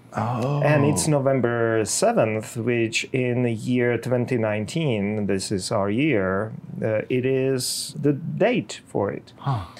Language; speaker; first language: English; non-native, fluent; Czech